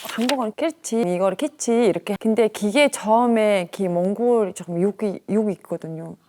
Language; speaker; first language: Korean; non-native, fluent; Mongolian